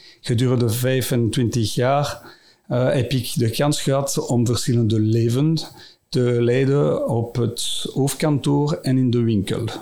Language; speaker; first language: Dutch; non-native, local second language; French